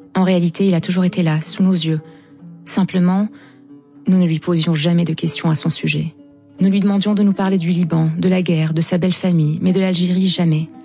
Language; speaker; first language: French; non-native, local second language; Arabic